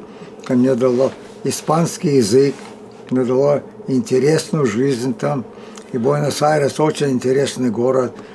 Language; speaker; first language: Russian; early bilingual, heritage; Russian